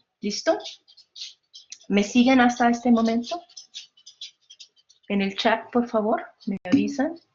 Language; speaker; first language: Spanish; non-native, fluent; English